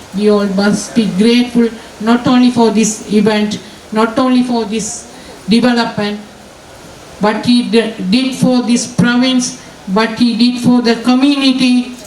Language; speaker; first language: English; non-native, local second language; Tamil